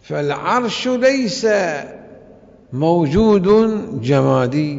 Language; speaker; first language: Arabic; native; Arabic